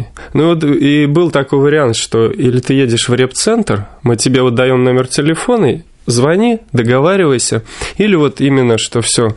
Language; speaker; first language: Russian; native; Russian